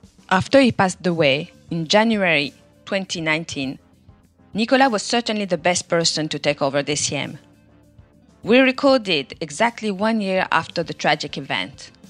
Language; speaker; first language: English; non-native, fluent; French